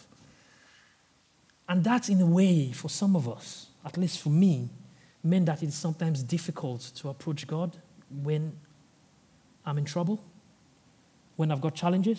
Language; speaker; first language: English; non-native, local second language; Yoruba